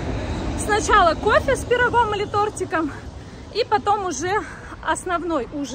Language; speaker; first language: Russian; native; Russian